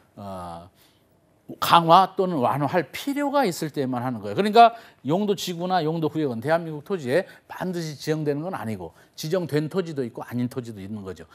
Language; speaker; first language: Korean; native; Korean